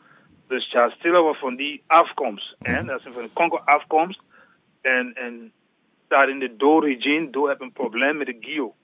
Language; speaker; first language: Dutch; non-native, learner; English